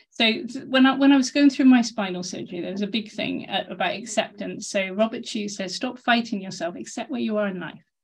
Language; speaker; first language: English; native; English